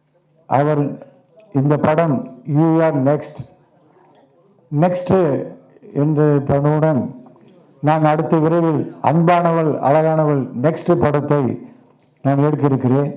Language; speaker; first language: Tamil; native; Tamil